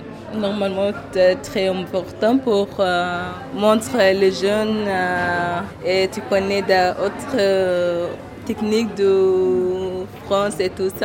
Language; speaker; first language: French; non-native, learner; Arabic